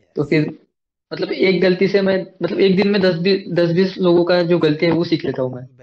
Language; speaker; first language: Hindi; non-native, local second language; Marathi